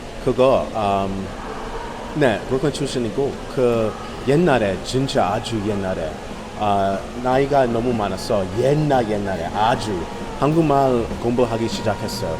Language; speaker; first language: Korean; non-native, learner; English